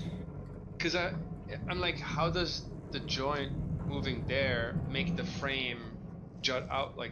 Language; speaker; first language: English; native; English